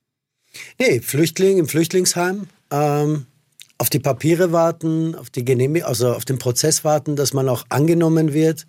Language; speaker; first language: German; non-native, fluent; Persian